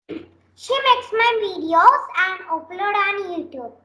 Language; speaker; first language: English; non-native, learner; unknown